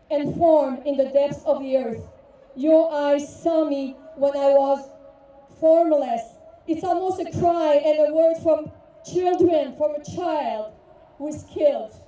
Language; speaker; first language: English; native; English